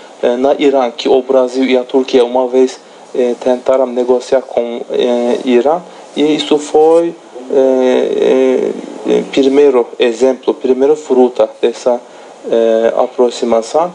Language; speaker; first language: Portuguese; non-native, fluent; Turkish